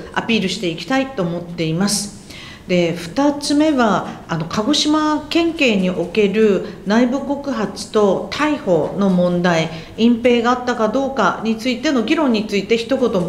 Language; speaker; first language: Japanese; native; Japanese